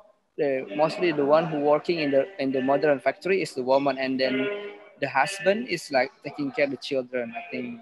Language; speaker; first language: English; non-native, learner; Indonesian